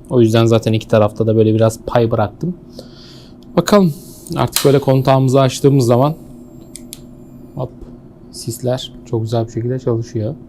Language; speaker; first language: Turkish; native; Turkish